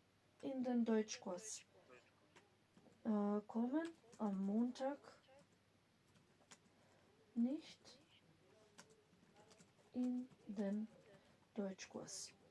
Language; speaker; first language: German; non-native, fluent; Macedonian